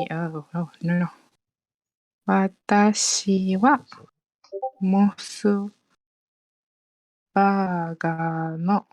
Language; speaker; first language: Japanese; non-native, fluent; Malay